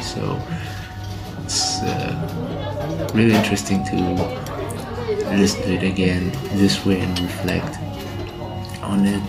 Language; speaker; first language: English; non-native, fluent; German